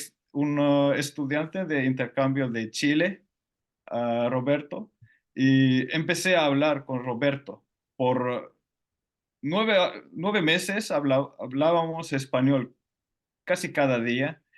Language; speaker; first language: Spanish; non-native, fluent; Finnish